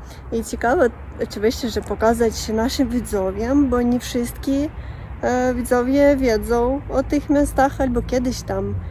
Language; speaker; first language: Polish; non-native, learner; Russian